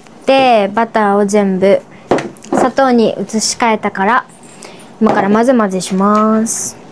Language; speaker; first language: Japanese; early bilingual, other home language; Filipino